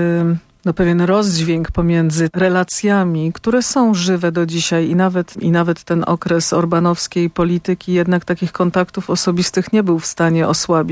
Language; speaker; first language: Polish; native; Polish